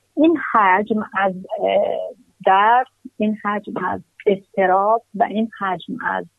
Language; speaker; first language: Persian; native; Persian